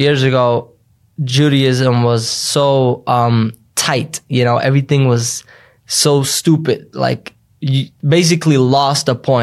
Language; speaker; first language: English; early bilingual, other home language; Yiddish